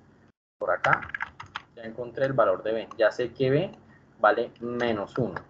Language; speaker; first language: Spanish; native; Spanish